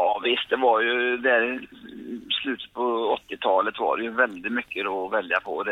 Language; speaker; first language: Swedish; native; Swedish